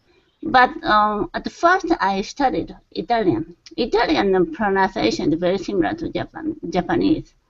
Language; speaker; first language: English; non-native, learner; Japanese